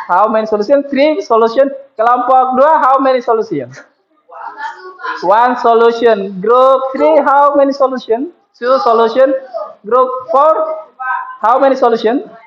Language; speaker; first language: English; non-native, fluent; Indonesian